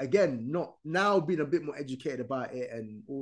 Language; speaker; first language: English; non-native, fluent; Arabic